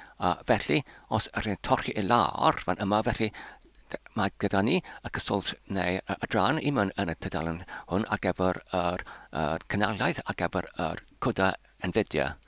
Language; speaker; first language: Welsh; non-native, learner; Polish